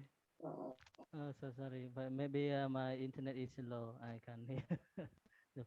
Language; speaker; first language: English; non-native, learner; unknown